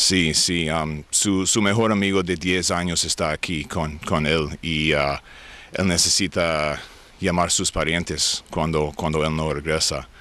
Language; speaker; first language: Spanish; non-native, learner; English